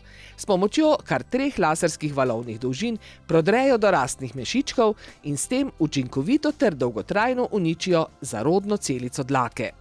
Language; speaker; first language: Slovenian; native; Slovenian